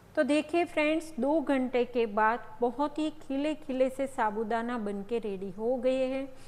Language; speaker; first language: Hindi; non-native, local second language; Gujarati